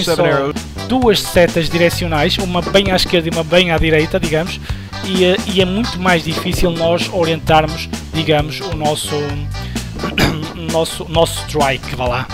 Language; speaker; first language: Portuguese; native; Portuguese